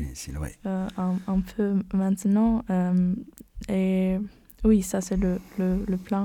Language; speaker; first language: French; non-native, learner; German